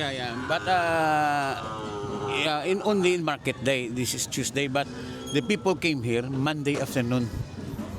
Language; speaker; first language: English; non-native, local second language; Hiligaynon